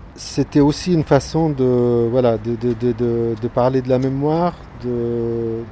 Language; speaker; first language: French; non-native, fluent; Arabic